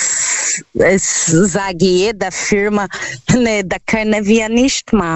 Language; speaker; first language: German; non-native, fluent; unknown